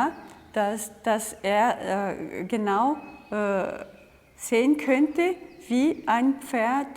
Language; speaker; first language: German; early bilingual, heritage; German